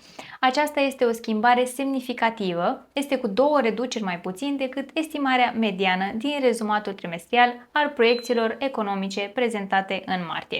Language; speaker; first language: Romanian; native; Romanian